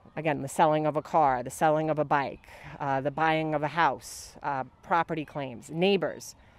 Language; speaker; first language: English; native; English